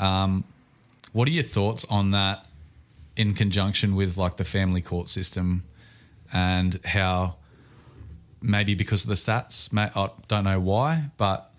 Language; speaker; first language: English; native; English